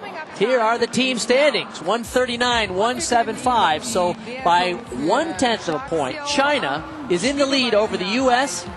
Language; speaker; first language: English; native; English